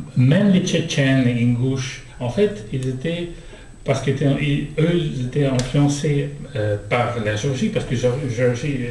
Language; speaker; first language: French; non-native, fluent; Russian